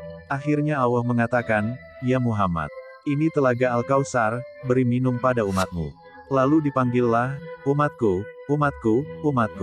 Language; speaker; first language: Indonesian; native; Indonesian